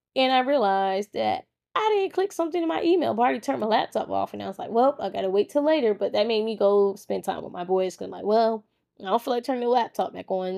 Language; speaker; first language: English; native; English